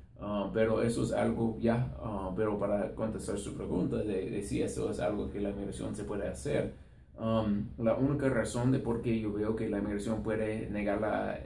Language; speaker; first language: Spanish; non-native, fluent; English